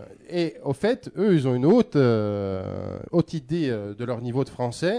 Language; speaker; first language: French; native; French